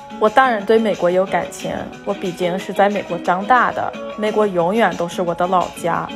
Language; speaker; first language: Chinese; non-native, fluent; English